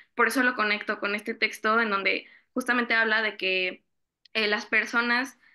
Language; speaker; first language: Spanish; native; Spanish